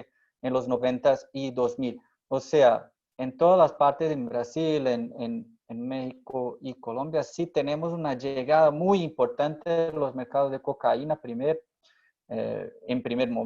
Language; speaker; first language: Spanish; non-native, fluent; Portuguese